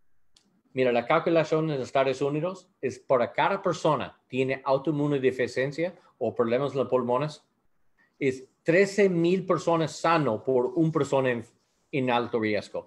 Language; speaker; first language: Spanish; non-native, learner; English